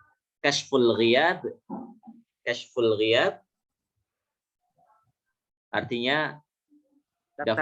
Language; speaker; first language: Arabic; non-native, fluent; Indonesian